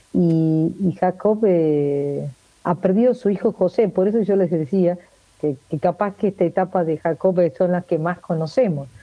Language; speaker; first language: Spanish; native; Spanish